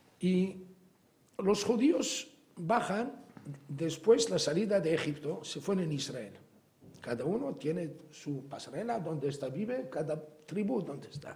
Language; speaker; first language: Spanish; non-native, fluent; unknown